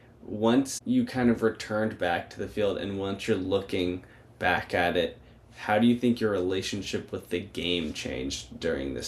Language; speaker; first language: English; native; English